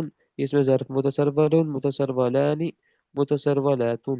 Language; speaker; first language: Arabic; non-native, learner; Urdu